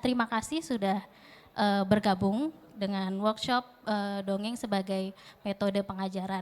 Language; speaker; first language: Indonesian; native; Indonesian